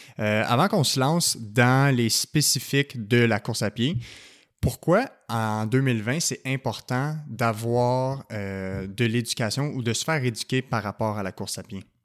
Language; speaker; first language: French; native; French